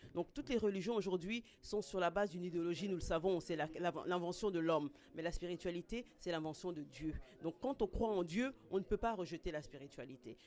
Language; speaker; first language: French; non-native, local second language; Kongo